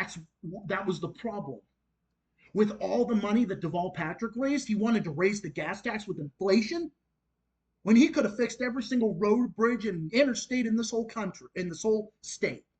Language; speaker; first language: English; native; English